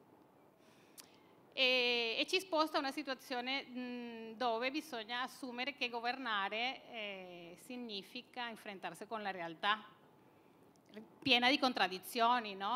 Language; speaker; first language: Italian; non-native, fluent; Spanish